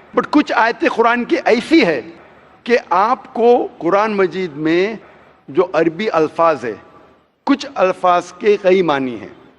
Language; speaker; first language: Hindi; non-native, local second language; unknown